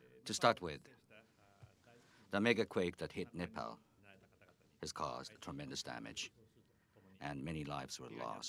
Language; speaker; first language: English; non-native, fluent; Japanese